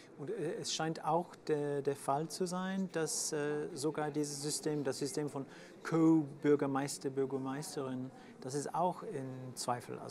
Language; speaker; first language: German; non-native, fluent; French